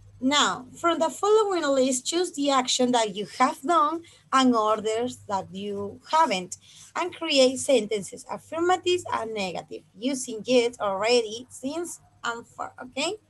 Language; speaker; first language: English; non-native, fluent; Spanish